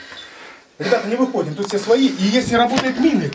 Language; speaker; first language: Russian; native; Russian